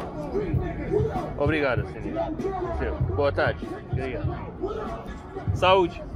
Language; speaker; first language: Portuguese; non-native, learner; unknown